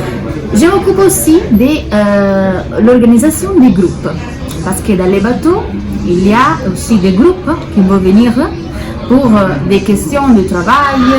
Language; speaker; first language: French; non-native, fluent; Italian